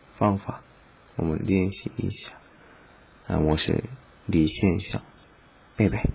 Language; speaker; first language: Chinese; non-native, learner; Korean